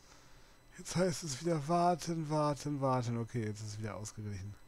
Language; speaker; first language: German; native; German